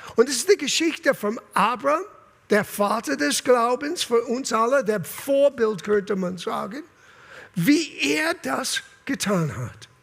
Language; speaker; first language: German; non-native, fluent; English